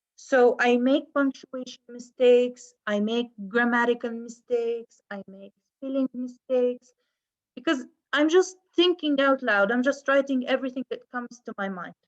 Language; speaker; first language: English; non-native, fluent; Arabic